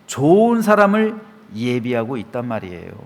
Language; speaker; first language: Korean; native; Korean